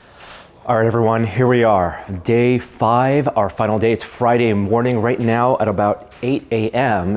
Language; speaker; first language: English; native; English